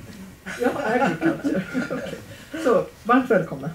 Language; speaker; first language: Swedish; native; Swedish